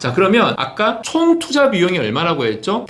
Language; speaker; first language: Korean; native; Korean